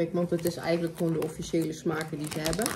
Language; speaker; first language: Dutch; native; Dutch